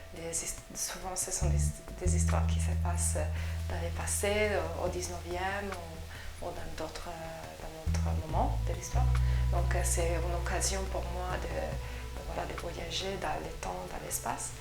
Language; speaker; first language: French; non-native, fluent; Italian